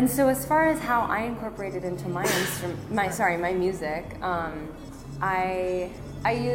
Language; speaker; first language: English; native; English